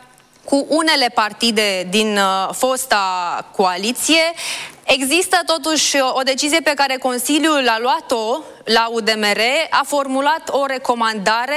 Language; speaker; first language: Romanian; native; Romanian